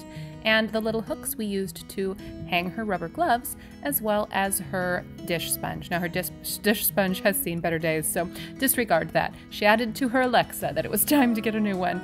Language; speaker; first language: English; native; English